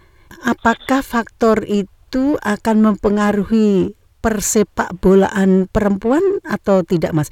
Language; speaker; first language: Indonesian; native; Indonesian